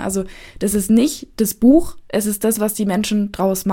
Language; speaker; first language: German; native; German